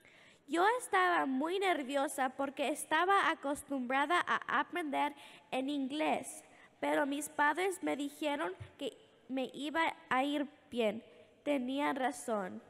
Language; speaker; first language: Spanish; early bilingual, heritage; English